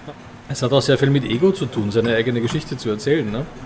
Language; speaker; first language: German; native; German